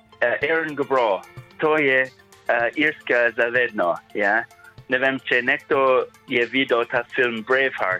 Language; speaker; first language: Slovenian; non-native, learner; English